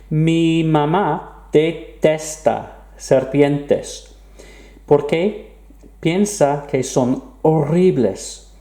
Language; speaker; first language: Spanish; non-native, fluent; English